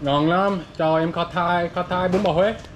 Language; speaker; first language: Vietnamese; non-native, learner; English